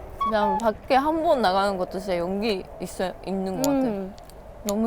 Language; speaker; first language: Korean; non-native, fluent; Japanese